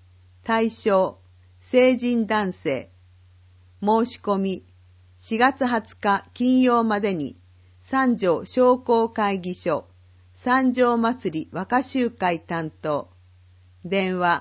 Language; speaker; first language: Japanese; native; Japanese